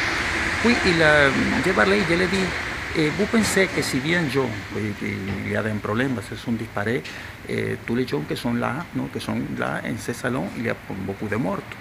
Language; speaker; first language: French; non-native, learner; Spanish